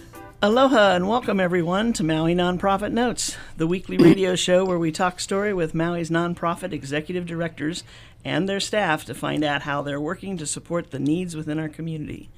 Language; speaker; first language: English; native; English